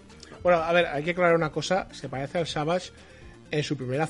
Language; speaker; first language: Spanish; native; Spanish